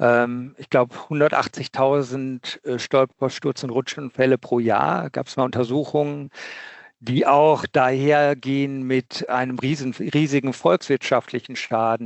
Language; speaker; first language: German; native; German